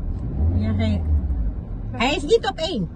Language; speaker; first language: Dutch; non-native, fluent; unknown